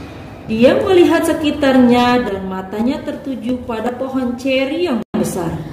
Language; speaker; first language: Indonesian; native; Indonesian